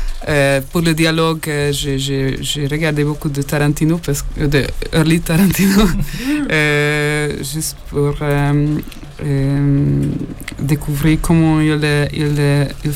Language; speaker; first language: French; non-native, learner; Hungarian